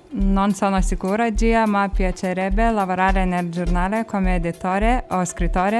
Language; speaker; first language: Italian; non-native, learner; Lithuanian